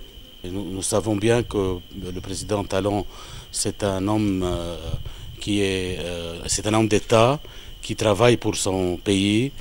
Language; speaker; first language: French; non-native, local second language; Arabic